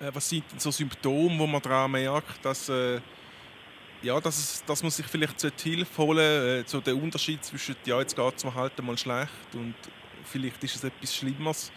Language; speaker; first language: German; native; German